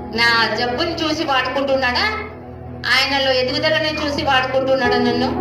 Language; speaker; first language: Telugu; non-native, local second language; Hindi